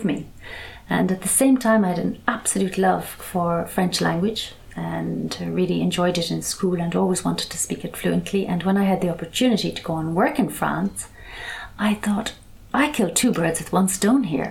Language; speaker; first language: English; native; English